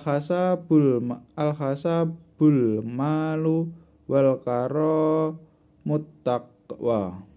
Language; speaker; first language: Arabic; non-native, learner; Indonesian